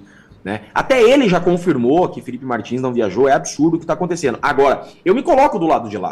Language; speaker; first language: Portuguese; native; Portuguese